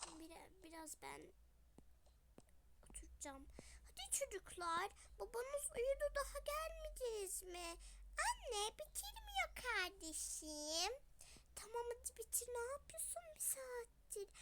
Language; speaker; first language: Turkish; early bilingual, other home language; Arabic